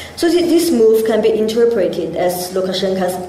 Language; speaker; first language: English; non-native, fluent; Chinese